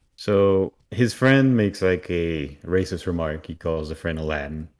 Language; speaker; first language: English; native; English